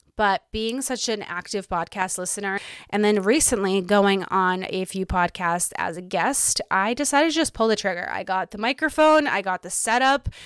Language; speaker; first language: English; early bilingual, other home language; Ukrainian